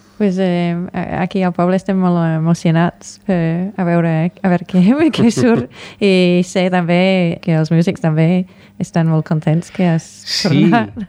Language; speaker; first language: Catalan; non-native, fluent; English